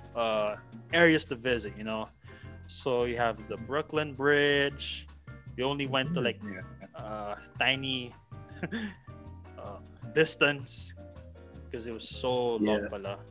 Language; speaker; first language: English; non-native, local second language; Filipino